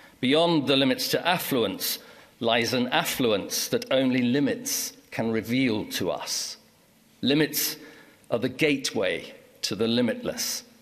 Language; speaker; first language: English; native; English